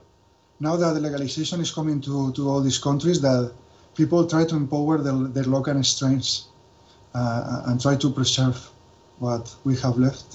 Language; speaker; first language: English; non-native, fluent; Spanish